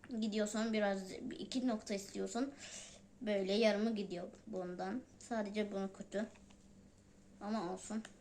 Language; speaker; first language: Turkish; non-native, learner; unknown